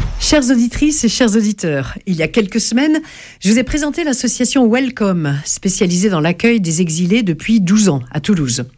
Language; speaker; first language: French; native; French